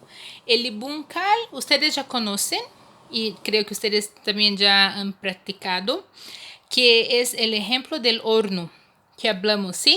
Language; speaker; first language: Spanish; non-native, fluent; Portuguese